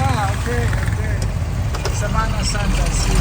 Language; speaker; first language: Spanish; non-native, learner; English